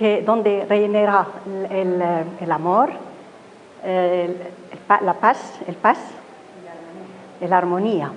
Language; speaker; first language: Spanish; non-native, learner; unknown